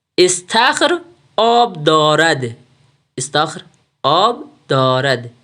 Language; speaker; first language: Persian; non-native, fluent; Urdu